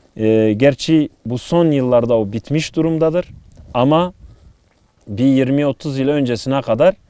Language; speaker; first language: Turkish; native; Turkish